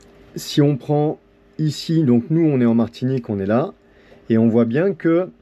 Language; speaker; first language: French; native; French